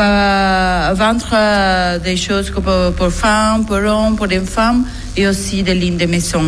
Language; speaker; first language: French; non-native, learner; Spanish